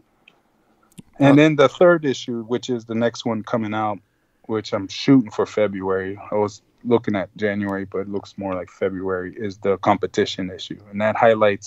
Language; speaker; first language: English; non-native, fluent; Spanish